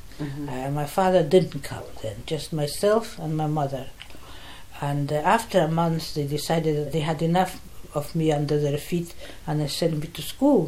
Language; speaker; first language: English; non-native, fluent; Polish